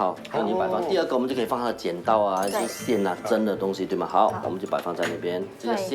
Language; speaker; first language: Chinese; native; Chinese